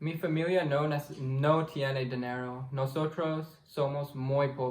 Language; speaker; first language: Spanish; non-native, learner; English